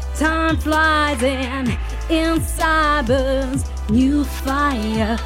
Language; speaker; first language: English; early bilingual, other home language; Romanian